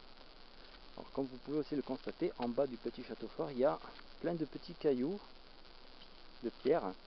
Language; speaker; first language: French; native; French